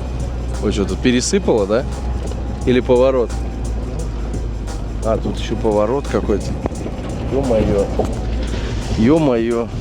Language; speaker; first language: Russian; native; Russian